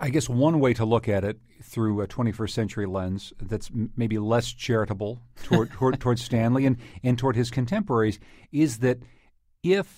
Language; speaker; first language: English; native; English